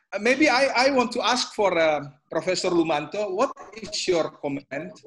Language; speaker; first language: English; non-native, learner; Indonesian